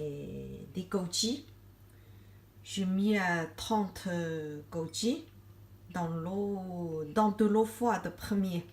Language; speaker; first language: French; non-native, learner; Chinese